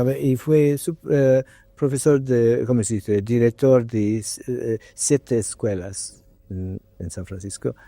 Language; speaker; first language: Spanish; non-native, learner; English